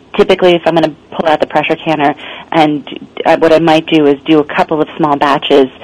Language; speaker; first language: English; native; English